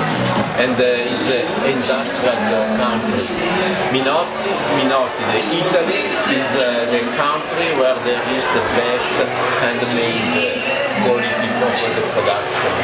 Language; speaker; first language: English; non-native, learner; Italian